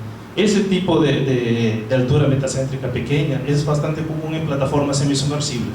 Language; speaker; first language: Spanish; non-native, fluent; Portuguese